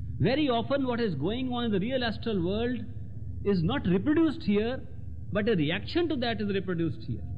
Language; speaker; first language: English; non-native, local second language; Hindi